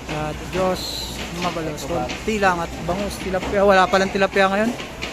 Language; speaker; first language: Filipino; native; Filipino